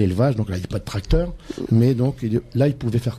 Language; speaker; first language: French; native; French